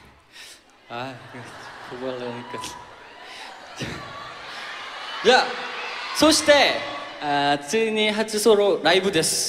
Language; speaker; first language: Japanese; non-native, fluent; Korean